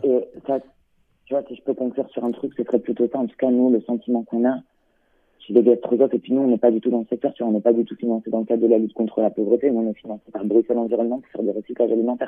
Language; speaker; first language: French; native; French